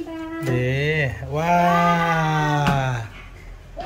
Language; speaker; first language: Korean; non-native, learner; Vietnamese